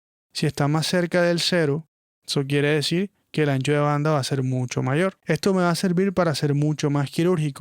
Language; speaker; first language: Spanish; native; Spanish